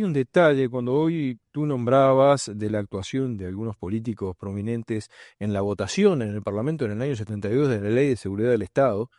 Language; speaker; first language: Spanish; native; Spanish